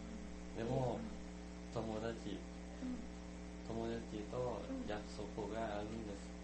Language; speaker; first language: Japanese; non-native, learner; Thai